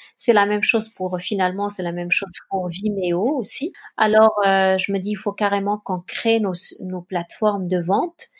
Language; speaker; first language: French; non-native, local second language; Kabyle